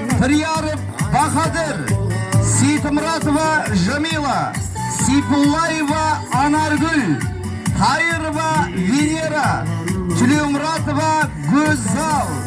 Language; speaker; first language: Uzbek; non-native, local second language; Kara-Kalpak